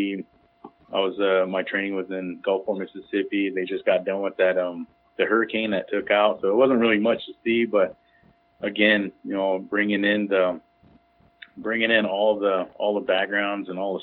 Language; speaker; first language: English; native; English